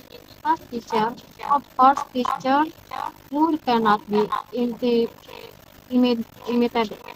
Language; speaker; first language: English; non-native, learner; Indonesian